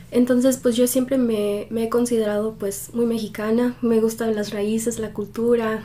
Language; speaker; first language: Spanish; early bilingual, heritage; Spanish